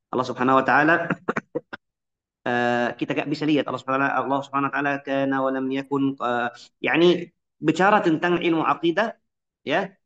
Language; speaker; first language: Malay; non-native, fluent; Arabic